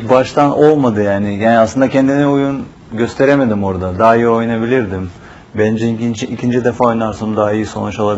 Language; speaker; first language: Turkish; non-native, fluent; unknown